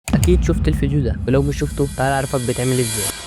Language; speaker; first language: Arabic; native; Arabic